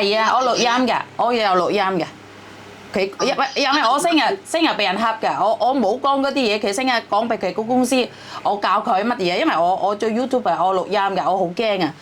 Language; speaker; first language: Cantonese; non-native, fluent; Javanese